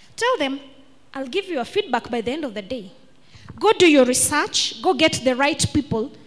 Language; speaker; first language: English; non-native, local second language; Swahili